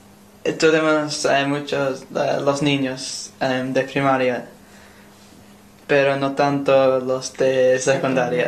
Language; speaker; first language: Spanish; non-native, learner; English